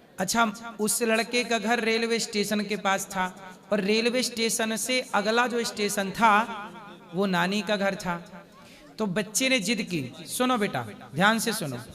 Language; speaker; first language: Hindi; native; Hindi